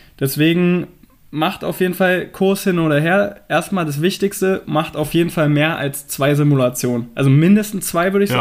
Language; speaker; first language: German; native; German